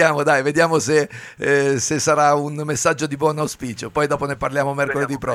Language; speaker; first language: Italian; native; Italian